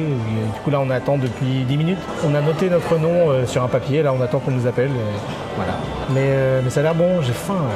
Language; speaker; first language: French; native; French